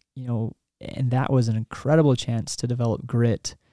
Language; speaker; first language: English; native; English